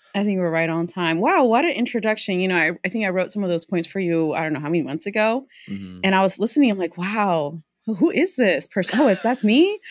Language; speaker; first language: English; early bilingual, other home language; Spanish